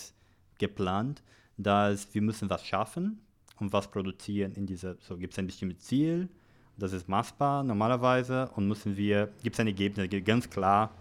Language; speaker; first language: German; non-native, learner; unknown